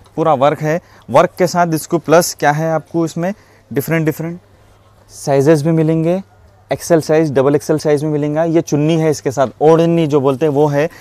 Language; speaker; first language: Hindi; native; Hindi